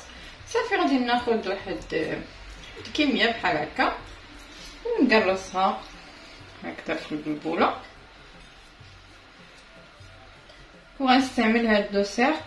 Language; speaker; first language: Arabic; native; Arabic